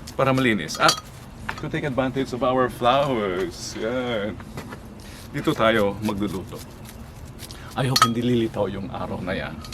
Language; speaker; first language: Filipino; non-native, local second language; Iloko